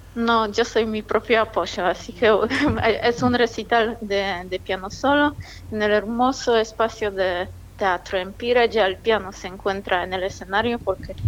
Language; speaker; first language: Spanish; non-native, fluent; Polish